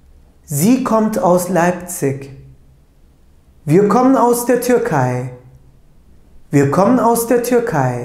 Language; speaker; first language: German; non-native, fluent; Turkish